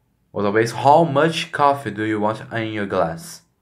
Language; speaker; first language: English; non-native, learner; Portuguese